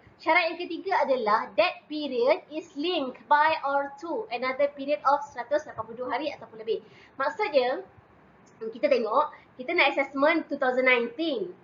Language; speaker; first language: Malay; native; Malay